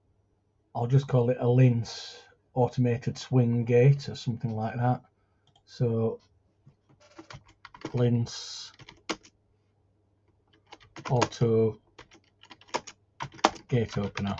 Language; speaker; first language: English; native; English